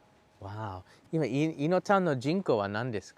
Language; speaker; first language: Japanese; non-native, learner; English